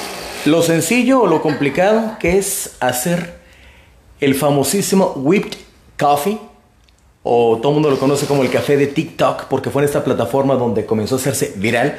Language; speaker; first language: Spanish; native; Spanish